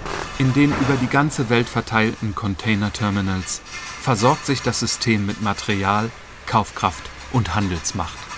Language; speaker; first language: German; native; German